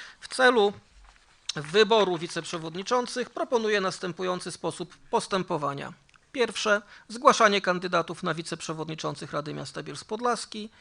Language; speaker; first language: Polish; native; Polish